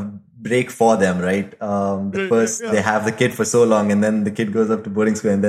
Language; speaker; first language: English; non-native, local second language; Hindi